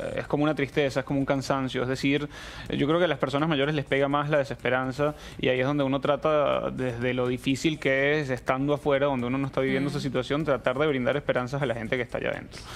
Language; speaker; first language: Spanish; native; Spanish